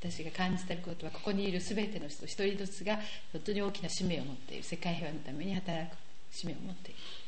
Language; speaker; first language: Japanese; native; Japanese